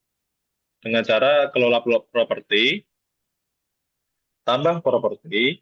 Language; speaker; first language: Indonesian; native; Indonesian